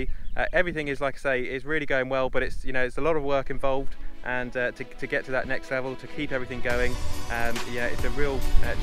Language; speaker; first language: English; native; English